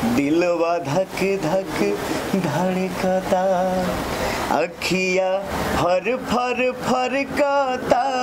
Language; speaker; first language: Hindi; native; Hindi